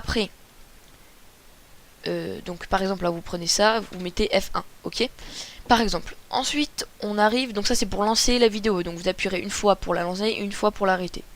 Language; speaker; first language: French; native; French